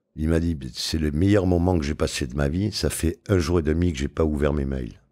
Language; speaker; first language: French; native; French